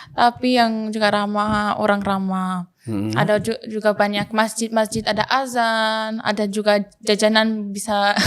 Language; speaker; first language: Indonesian; non-native, fluent; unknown